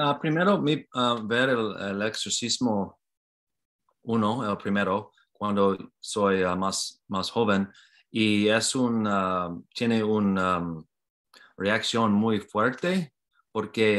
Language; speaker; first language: Spanish; non-native, learner; English